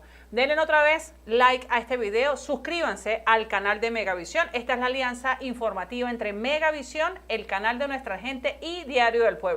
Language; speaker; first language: Spanish; native; Spanish